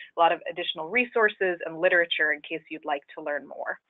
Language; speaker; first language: English; native; English